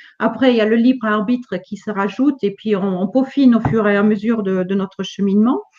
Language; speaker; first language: French; non-native, fluent; German